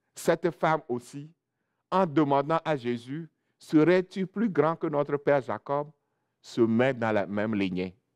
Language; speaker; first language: French; non-native, local second language; Ewe